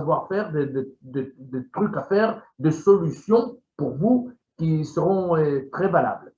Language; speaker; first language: French; non-native, fluent; Hebrew